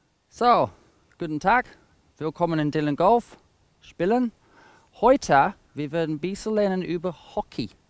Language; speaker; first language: German; non-native, fluent; English